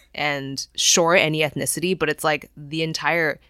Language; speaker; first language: English; non-native, fluent; Chinese